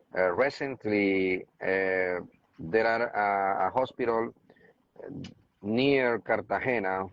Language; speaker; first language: English; non-native, learner; Spanish